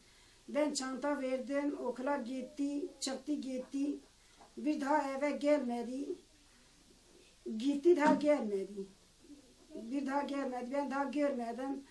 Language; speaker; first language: Turkish; non-native, local second language; Kurdish